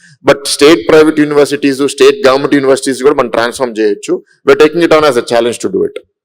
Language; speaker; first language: English; non-native, local second language; Telugu